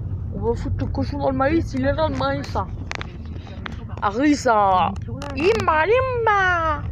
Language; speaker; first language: French; native; French